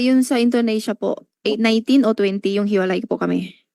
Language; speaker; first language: Filipino; non-native, local second language; Chinese